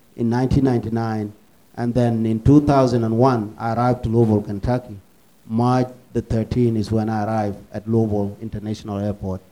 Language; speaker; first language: English; early bilingual, other home language; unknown